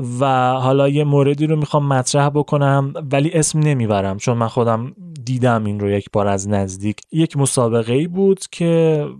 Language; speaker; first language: Persian; native; Persian